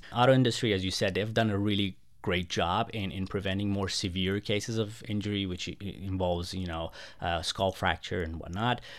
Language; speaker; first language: English; non-native, fluent; Persian